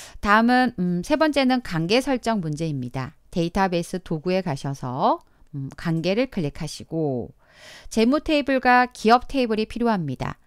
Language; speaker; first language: Korean; native; Korean